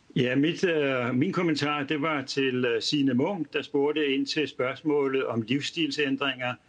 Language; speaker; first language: Danish; native; Danish